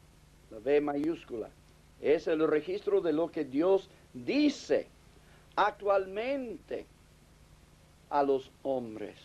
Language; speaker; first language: Spanish; non-native, fluent; English